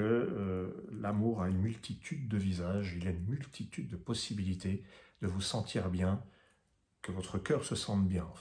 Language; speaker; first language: French; native; French